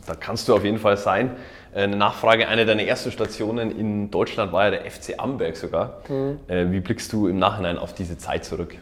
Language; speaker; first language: German; native; German